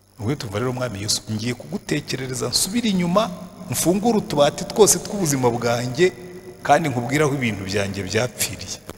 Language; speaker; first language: Kinyarwanda; native; Kinyarwanda